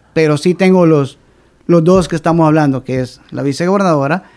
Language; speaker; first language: Spanish; native; Spanish